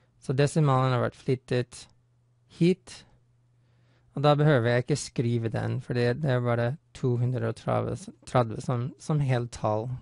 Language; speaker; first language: Norwegian; non-native, fluent; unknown